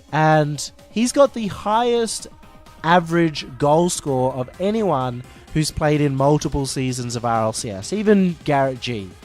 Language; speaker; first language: English; native; English